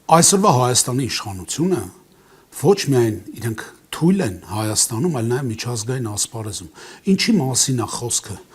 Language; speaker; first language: Armenian; native; Armenian